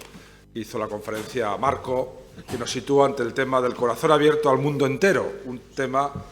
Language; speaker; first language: Spanish; native; Spanish